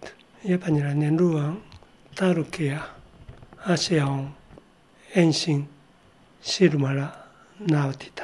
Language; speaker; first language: Finnish; non-native, learner; Japanese